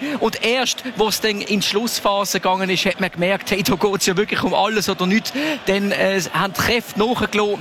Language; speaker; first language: German; native; German